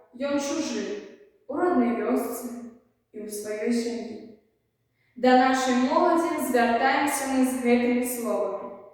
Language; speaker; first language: Belarusian; native; Belarusian